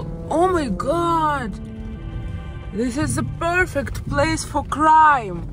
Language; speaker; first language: English; non-native, learner; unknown